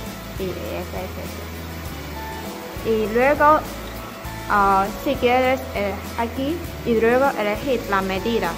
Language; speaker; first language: Spanish; non-native, learner; Chinese